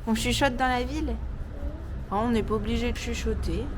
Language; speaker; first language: French; native; French